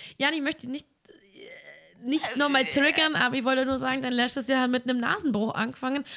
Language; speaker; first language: German; native; German